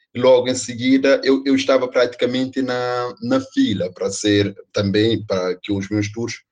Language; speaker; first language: Portuguese; non-native, local second language; Kabuverdianu